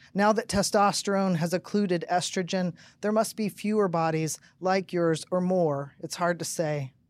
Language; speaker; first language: English; native; English